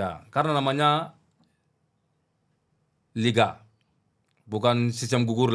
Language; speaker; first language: Indonesian; non-native, learner; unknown